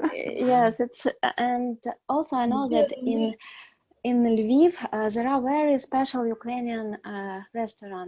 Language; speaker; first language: English; non-native, learner; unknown